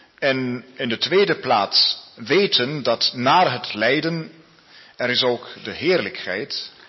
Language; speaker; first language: Dutch; non-native, learner; Spanish